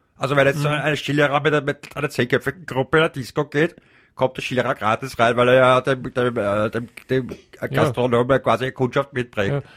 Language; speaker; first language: German; native; German